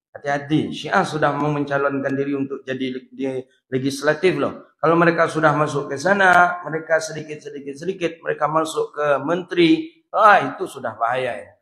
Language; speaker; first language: Malay; native; Malay